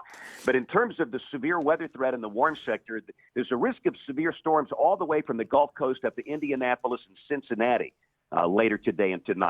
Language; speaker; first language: English; native; English